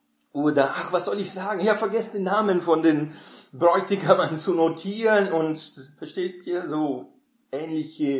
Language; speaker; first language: German; non-native, fluent; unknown